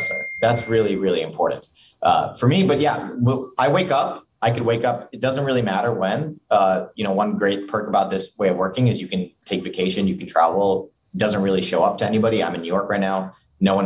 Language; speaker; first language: English; native; English